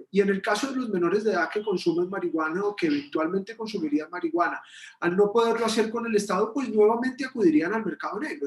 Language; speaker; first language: Spanish; native; Spanish